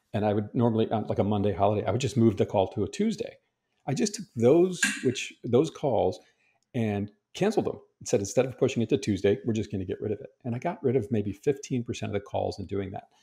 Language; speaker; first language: English; native; English